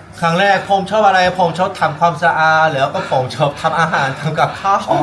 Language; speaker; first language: Thai; non-native, learner; Korean